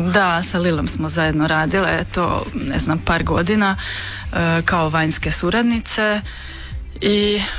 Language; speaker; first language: Croatian; non-native, local second language; Hungarian